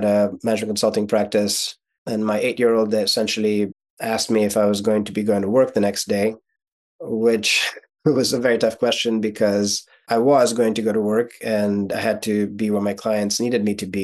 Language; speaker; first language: English; non-native, fluent; Russian